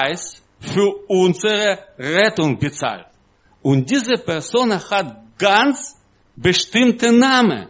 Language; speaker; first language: German; non-native, learner; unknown